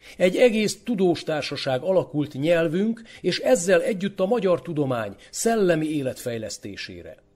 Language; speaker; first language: Hungarian; native; Hungarian